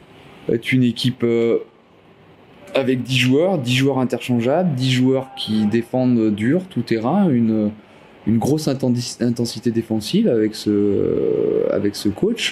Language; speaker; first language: French; native; French